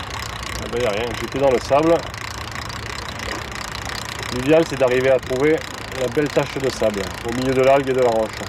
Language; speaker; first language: French; native; French